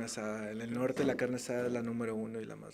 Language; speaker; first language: Spanish; native; Spanish